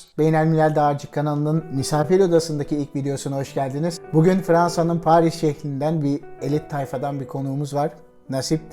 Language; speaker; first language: Turkish; native; Turkish